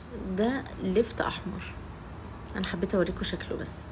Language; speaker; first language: Arabic; native; Arabic